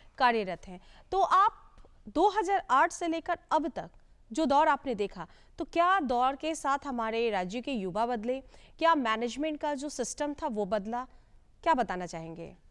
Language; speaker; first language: Hindi; native; Hindi